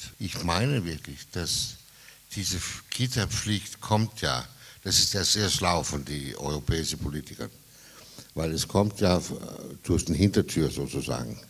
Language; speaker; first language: German; non-native, fluent; Danish